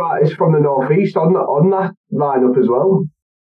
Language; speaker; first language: English; native; English